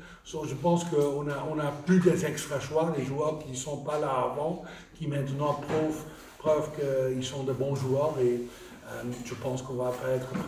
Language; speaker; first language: French; non-native, fluent; Dutch